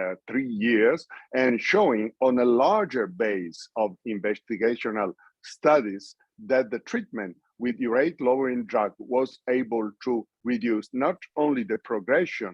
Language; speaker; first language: English; non-native, fluent; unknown